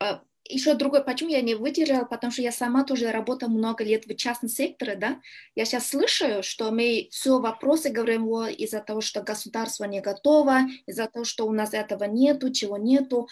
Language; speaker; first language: Russian; non-native, learner; Kyrgyz